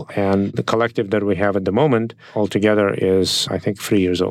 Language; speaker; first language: English; non-native, fluent; Russian